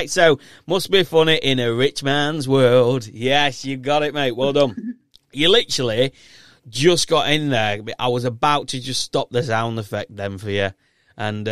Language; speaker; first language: English; native; English